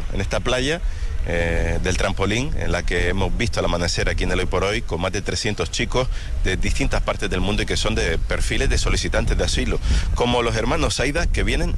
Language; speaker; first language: Spanish; native; Spanish